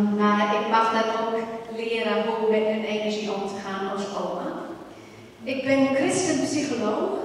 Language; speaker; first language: Dutch; non-native, fluent; English